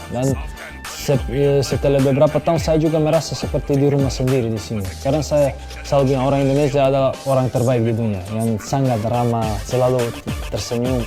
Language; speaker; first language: Indonesian; non-native, fluent; Serbian